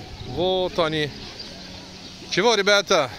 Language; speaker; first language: Russian; non-native, learner; Turkish